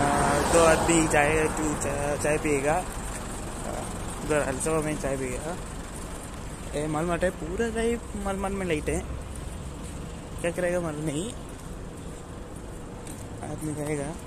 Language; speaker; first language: Hindi; non-native, learner; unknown